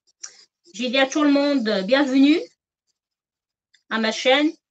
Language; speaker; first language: French; non-native, local second language; Arabic